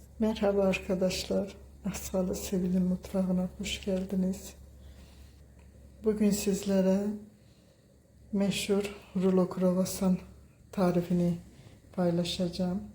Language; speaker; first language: Turkish; early bilingual, heritage; Turkish